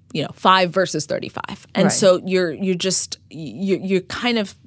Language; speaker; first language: English; non-native, fluent; Amharic